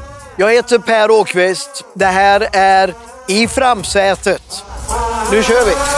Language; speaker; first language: Swedish; native; Swedish